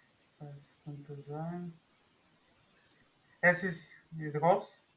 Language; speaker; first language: German; non-native, learner; Spanish